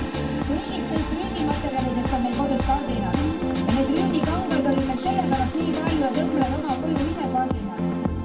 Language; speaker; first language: Estonian; native; Estonian